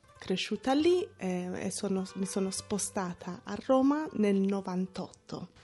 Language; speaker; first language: Italian; non-native, fluent; English